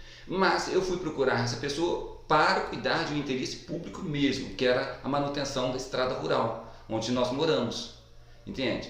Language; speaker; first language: Portuguese; native; Portuguese